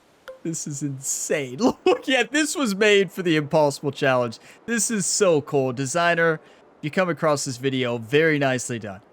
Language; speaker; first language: English; native; English